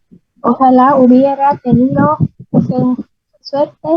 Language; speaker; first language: Spanish; non-native, learner; Vietnamese